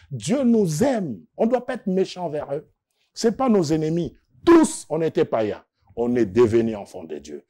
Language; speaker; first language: French; non-native, local second language; Lingala